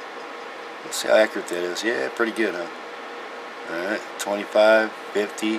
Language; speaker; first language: English; native; English